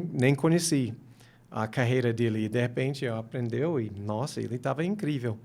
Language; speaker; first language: Portuguese; non-native, fluent; English